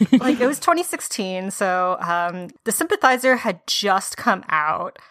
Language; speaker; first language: English; early bilingual, other home language; Korean